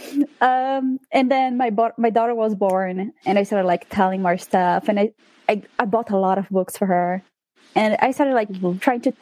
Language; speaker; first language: English; non-native, fluent; Portuguese